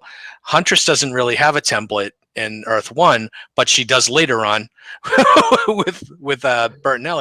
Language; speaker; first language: English; native; English